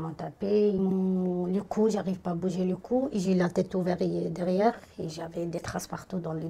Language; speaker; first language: French; non-native, fluent; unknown